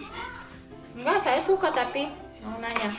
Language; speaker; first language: Indonesian; non-native, learner; Serbian